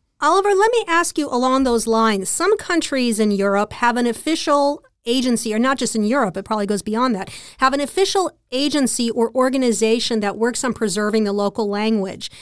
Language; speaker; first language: English; native; English